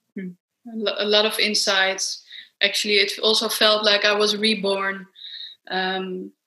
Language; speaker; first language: English; non-native, fluent; Dutch